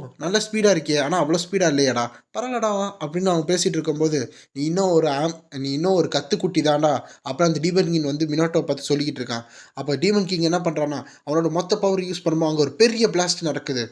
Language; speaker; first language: Tamil; native; Tamil